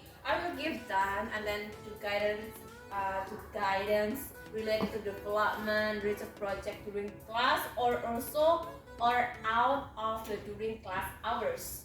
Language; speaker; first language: English; non-native, fluent; Indonesian